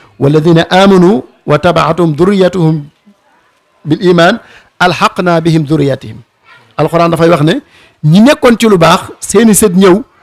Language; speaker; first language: Wolof; native; Wolof